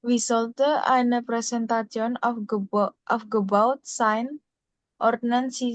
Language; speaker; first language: German; non-native, learner; Indonesian